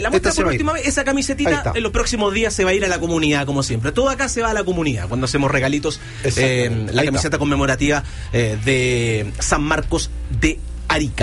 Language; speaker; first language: Spanish; native; Spanish